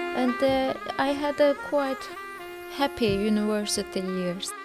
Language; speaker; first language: English; non-native, learner; Turkish